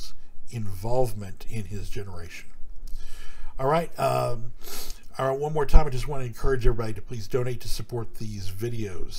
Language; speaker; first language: English; native; English